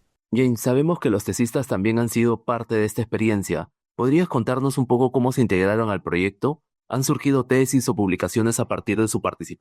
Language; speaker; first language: Spanish; native; Spanish